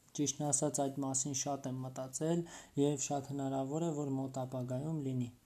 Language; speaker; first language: Armenian; native; Armenian